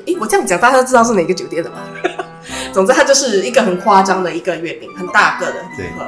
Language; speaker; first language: Chinese; native; Chinese